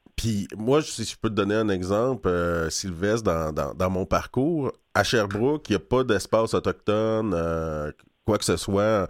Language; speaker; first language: French; native; French